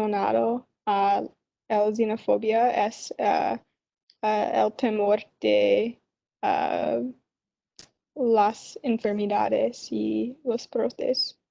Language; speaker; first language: Spanish; non-native, learner; English